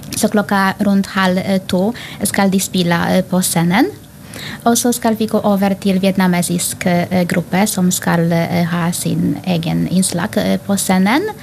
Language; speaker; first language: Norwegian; non-native, fluent; Filipino